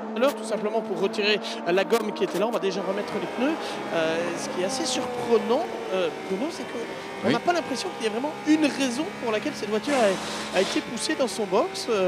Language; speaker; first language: French; native; French